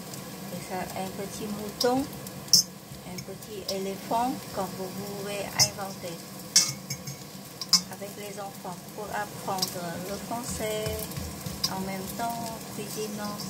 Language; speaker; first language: French; non-native, fluent; Vietnamese